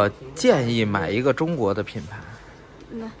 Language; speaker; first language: Chinese; native; Chinese